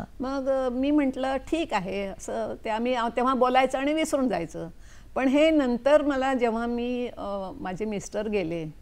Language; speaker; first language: Marathi; non-native, local second language; Kannada